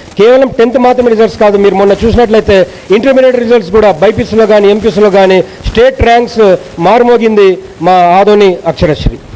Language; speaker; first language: Telugu; native; Telugu